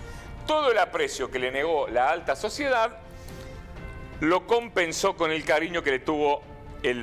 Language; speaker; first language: Spanish; native; Spanish